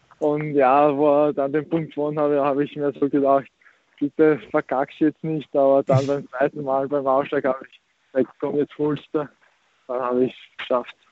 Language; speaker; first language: German; early bilingual, other home language; Croatian